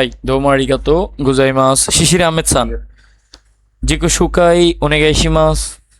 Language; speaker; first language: Japanese; non-native, fluent; Bangla